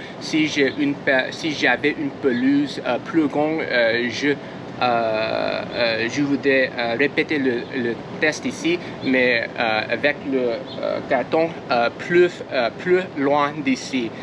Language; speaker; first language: French; non-native, learner; English